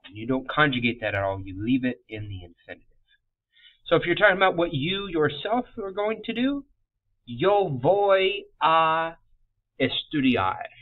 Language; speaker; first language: English; native; English